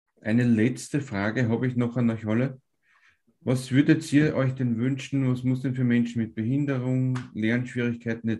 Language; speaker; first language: German; native; German